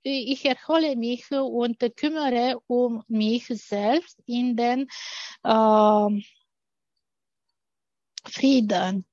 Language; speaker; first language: German; non-native, fluent; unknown